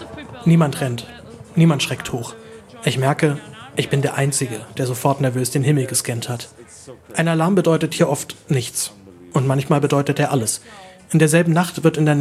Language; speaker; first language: German; native; German